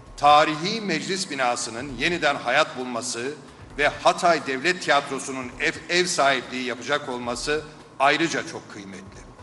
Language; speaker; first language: Turkish; native; Turkish